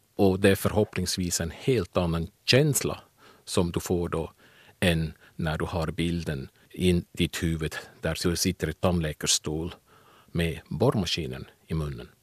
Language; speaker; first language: Swedish; non-native, fluent; Swiss German